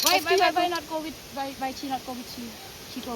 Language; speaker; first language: English; non-native, learner; Thai